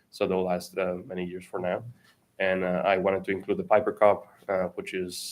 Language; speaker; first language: English; non-native, fluent; Spanish